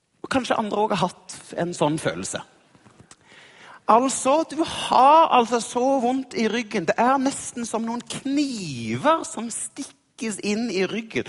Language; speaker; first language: Norwegian; native; Norwegian